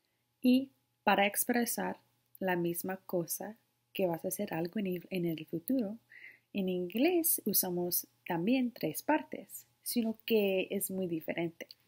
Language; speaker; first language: Spanish; non-native, fluent; English